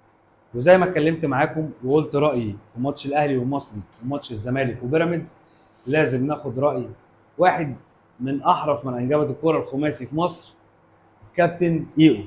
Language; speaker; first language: Arabic; native; Arabic